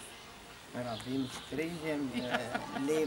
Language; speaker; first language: Slovenian; non-native, learner; Arabic